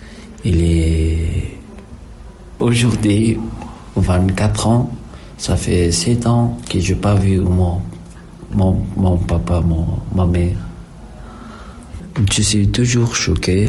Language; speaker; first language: French; non-native, learner; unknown